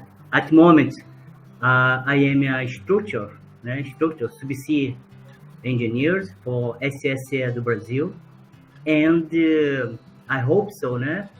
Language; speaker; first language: English; non-native, learner; Portuguese